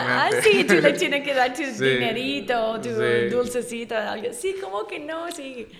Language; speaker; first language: Spanish; non-native, fluent; English